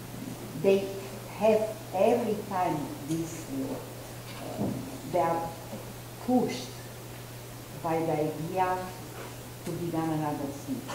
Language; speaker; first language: English; non-native, fluent; Romanian